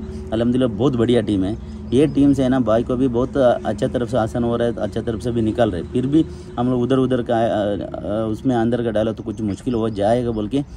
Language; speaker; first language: Hindi; non-native, local second language; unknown